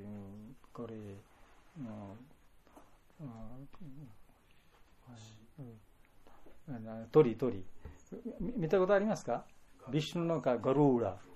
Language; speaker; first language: Japanese; non-native, fluent; Bangla